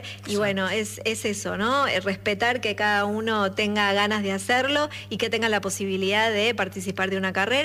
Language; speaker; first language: Spanish; native; Spanish